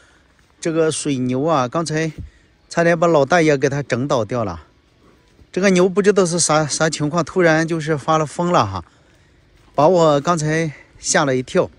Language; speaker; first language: Chinese; native; Chinese